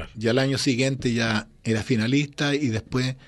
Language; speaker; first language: Spanish; native; Spanish